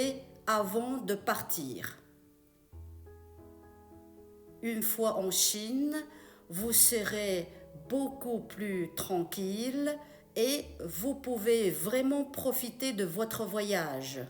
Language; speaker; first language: French; non-native, fluent; Chinese